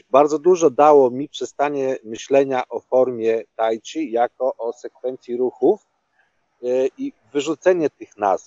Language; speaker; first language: Polish; native; Polish